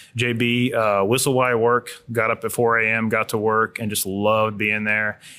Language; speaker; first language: English; native; English